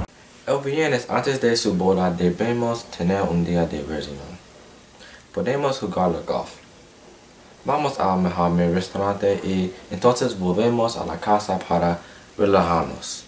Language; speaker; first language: Spanish; non-native, learner; English